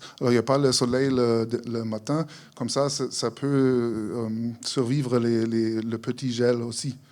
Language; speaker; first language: French; non-native, fluent; German